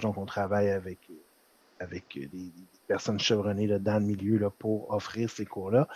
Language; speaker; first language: French; native; French